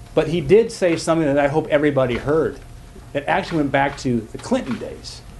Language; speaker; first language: English; native; English